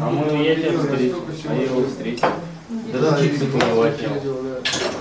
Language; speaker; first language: Russian; native; Russian